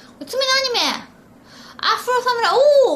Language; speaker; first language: Japanese; native; Japanese